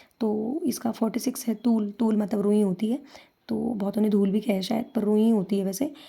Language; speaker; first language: Hindi; native; Hindi